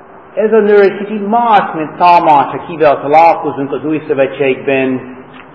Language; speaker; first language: Hungarian; non-native, fluent; English